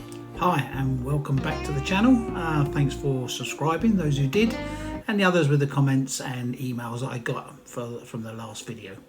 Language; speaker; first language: English; native; English